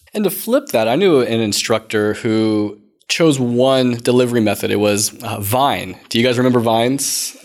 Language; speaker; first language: English; native; English